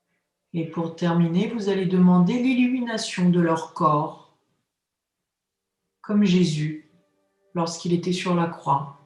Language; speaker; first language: French; native; French